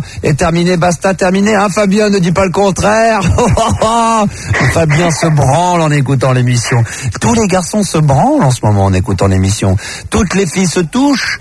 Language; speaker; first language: French; native; French